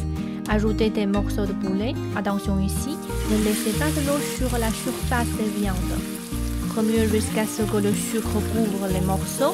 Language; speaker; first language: French; non-native, fluent; Chinese